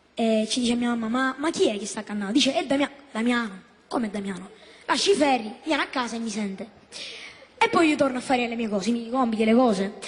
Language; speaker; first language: Italian; native; Italian